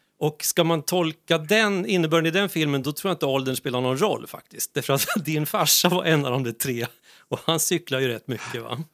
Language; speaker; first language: Swedish; native; Swedish